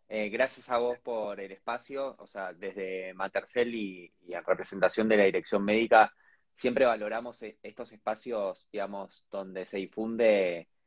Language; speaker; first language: Spanish; native; Spanish